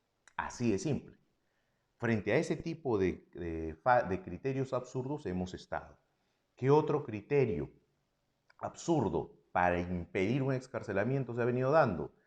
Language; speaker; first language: Spanish; native; Spanish